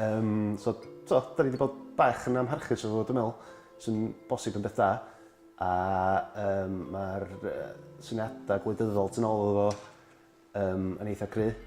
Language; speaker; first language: Welsh; native; Welsh